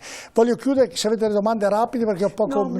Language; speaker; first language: Italian; native; Italian